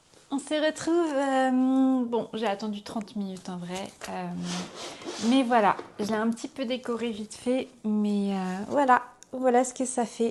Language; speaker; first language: French; native; French